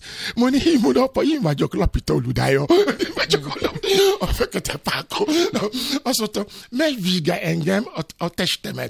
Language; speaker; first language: Hungarian; non-native, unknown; Yoruba